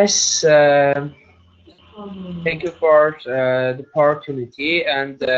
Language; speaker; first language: English; non-native, learner; Armenian